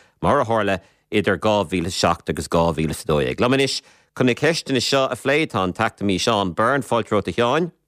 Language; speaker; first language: Irish; native; Irish